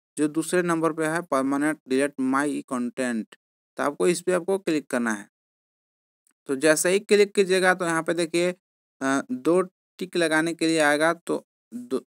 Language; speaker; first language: Hindi; native; Hindi